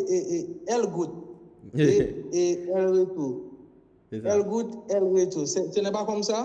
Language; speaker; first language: French; non-native, local second language; Haitian Creole